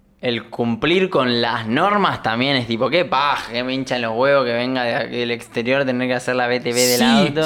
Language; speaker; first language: Spanish; native; Spanish